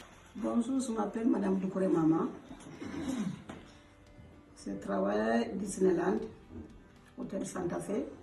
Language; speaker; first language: French; non-native, learner; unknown